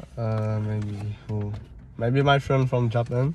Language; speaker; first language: English; non-native, learner; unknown